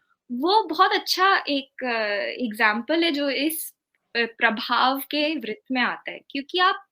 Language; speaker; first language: Hindi; native; Hindi